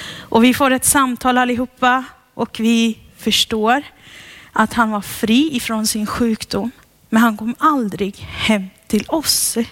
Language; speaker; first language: Swedish; early bilingual, heritage; Swedish